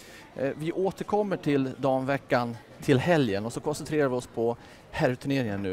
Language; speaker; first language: Swedish; native; Swedish